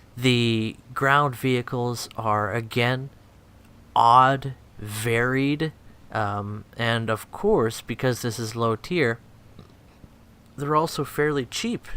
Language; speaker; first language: English; native; English